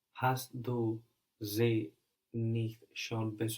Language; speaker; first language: German; non-native, learner; English